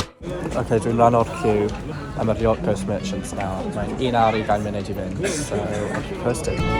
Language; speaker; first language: Welsh; non-native, learner; English